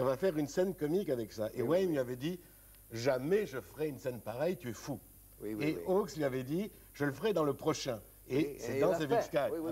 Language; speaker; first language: French; native; French